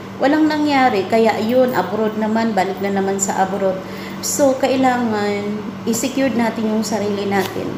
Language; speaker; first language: Filipino; non-native, local second language; Cebuano